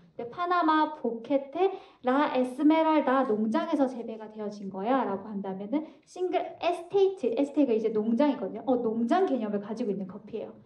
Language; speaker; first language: Korean; native; Korean